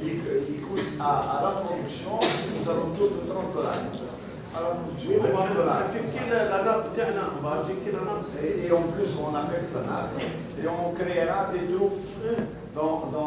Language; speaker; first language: French; non-native, local second language; Arabic